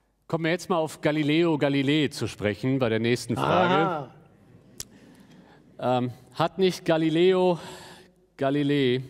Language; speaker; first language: German; native; German